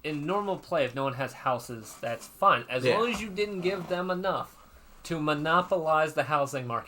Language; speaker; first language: English; native; English